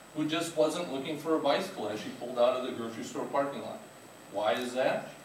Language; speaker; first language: English; native; English